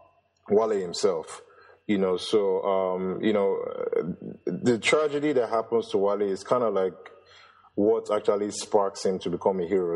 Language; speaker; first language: English; non-native, local second language; Yoruba